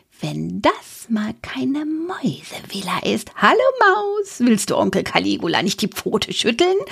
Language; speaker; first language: German; native; German